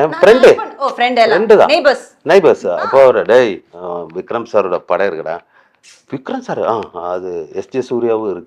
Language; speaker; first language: Tamil; non-native, learner; Malayalam